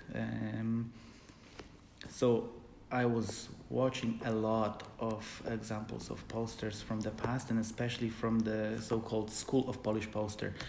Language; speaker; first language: English; non-native, fluent; Polish